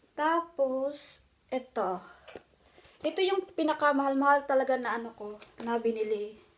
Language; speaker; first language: Filipino; non-native, local second language; Cebuano